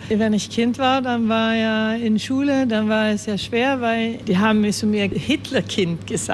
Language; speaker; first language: German; early bilingual, heritage; German